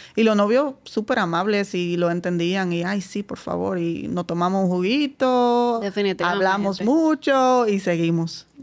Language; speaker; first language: Spanish; non-native, fluent; Dutch